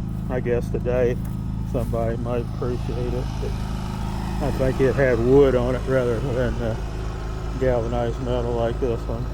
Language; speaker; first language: English; native; English